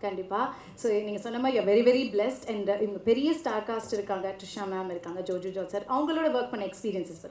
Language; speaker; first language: Tamil; native; Tamil